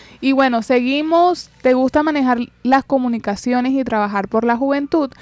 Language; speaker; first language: Spanish; native; Spanish